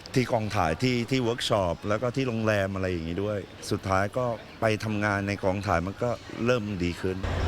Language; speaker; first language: Thai; early bilingual, heritage; Thai